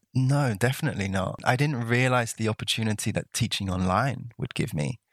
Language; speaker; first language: English; native; English